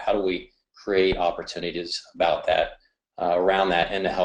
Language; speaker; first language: English; native; English